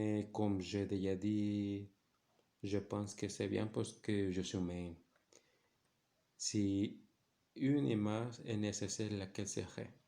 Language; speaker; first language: French; non-native, learner; Spanish